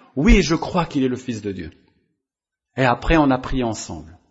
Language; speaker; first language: French; non-native, local second language; Arabic